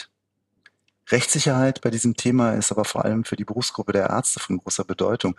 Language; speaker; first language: German; native; German